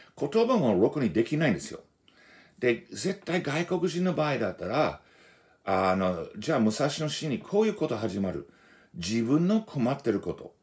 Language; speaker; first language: Japanese; non-native, fluent; English